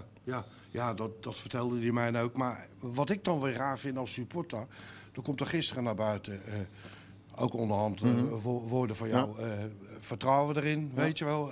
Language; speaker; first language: Dutch; native; Dutch